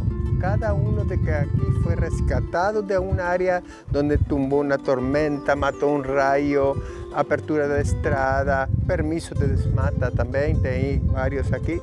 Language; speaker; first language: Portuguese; non-native, learner; Spanish